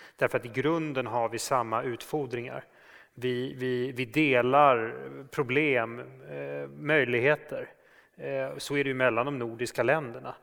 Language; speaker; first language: Swedish; native; Swedish